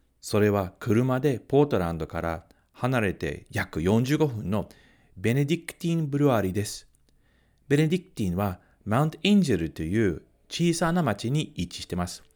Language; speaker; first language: Japanese; non-native, fluent; English